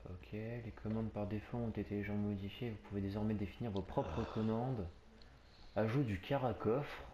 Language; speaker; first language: French; native; French